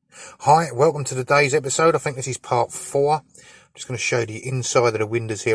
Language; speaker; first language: English; native; English